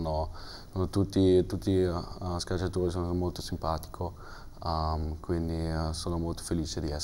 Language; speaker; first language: Italian; non-native, learner; German